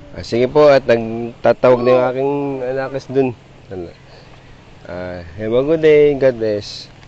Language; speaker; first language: Filipino; native; Filipino